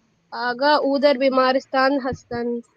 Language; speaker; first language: Persian; non-native, learner; Urdu